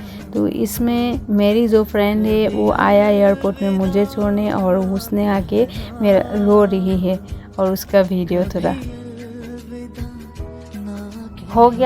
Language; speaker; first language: Hindi; non-native, local second language; Assamese